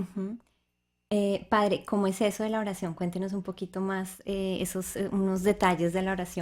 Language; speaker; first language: Spanish; native; Spanish